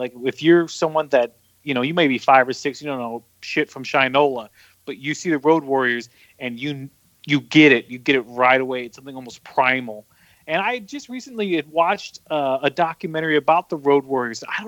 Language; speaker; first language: English; native; English